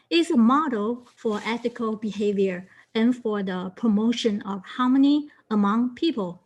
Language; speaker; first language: English; non-native, fluent; Chinese